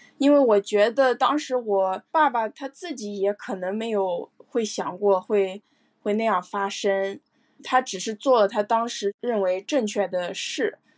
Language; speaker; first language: Chinese; early bilingual, heritage; Chinese